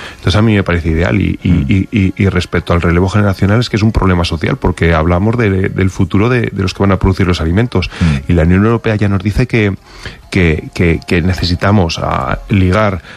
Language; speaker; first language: Spanish; native; Spanish